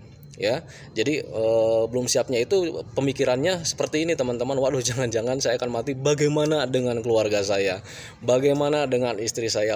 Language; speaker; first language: Indonesian; native; Indonesian